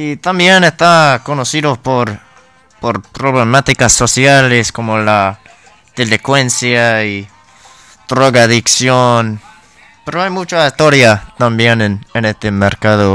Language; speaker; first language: Spanish; non-native, learner; English